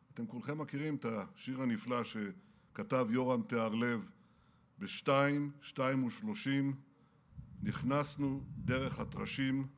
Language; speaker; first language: Hebrew; native; Hebrew